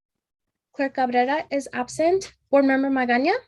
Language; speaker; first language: English; native; English